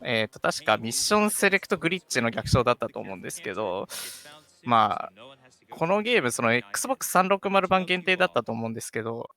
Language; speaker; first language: Japanese; native; Japanese